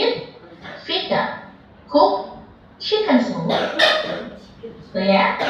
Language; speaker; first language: English; non-native, fluent; Indonesian